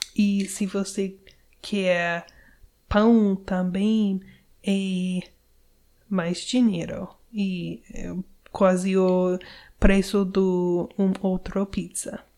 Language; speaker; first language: Portuguese; non-native, learner; English